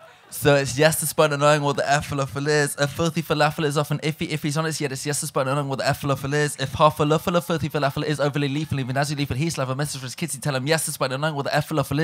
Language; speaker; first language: English; native; English